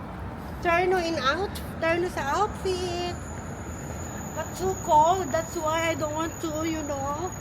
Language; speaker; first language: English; non-native, local second language; Filipino